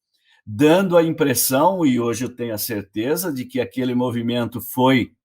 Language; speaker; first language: Portuguese; native; Portuguese